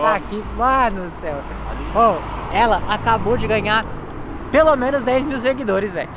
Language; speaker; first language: Portuguese; native; Portuguese